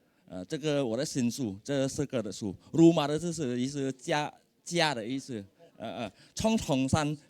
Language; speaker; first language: Chinese; early bilingual, heritage; Hakka Chinese